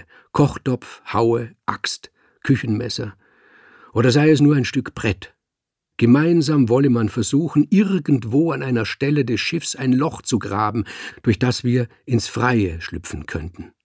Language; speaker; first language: German; native; German